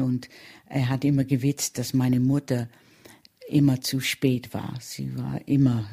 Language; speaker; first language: German; early bilingual, heritage; German